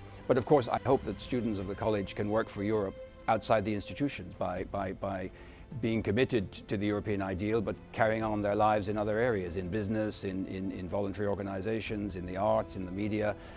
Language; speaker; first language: English; native; English